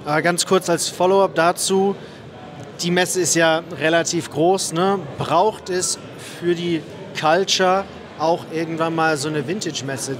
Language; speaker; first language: German; native; German